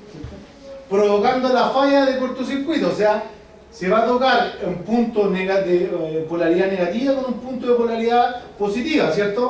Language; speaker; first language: Spanish; native; Spanish